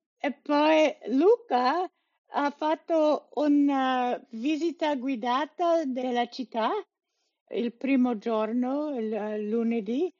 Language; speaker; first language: Italian; non-native, learner; English